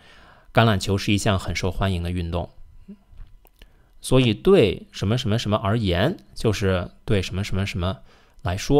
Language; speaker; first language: Chinese; non-native, fluent; English